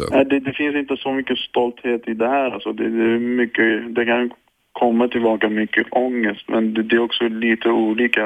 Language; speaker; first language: Swedish; non-native, fluent; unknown